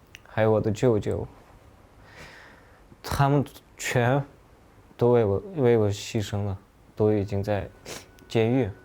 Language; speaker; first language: Chinese; non-native, local second language; Uyghur